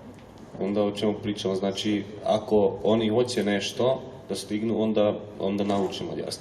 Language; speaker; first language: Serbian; non-native, local second language; Hungarian